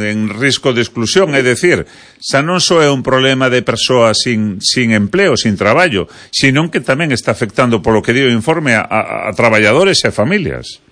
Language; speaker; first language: Galician; non-native, local second language; Spanish